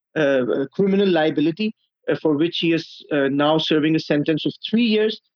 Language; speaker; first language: English; non-native, local second language; Urdu